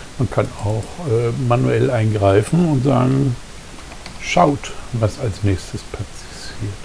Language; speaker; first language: German; native; German